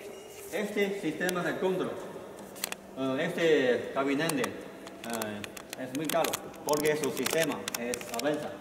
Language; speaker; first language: Spanish; non-native, learner; Chinese